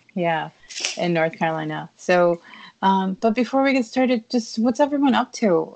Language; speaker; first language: English; early bilingual, other home language; Spanish